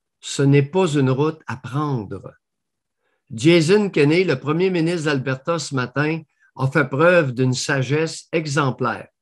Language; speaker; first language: French; native; French